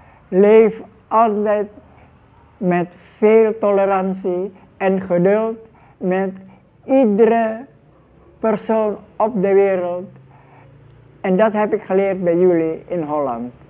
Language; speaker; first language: Dutch; non-native, fluent; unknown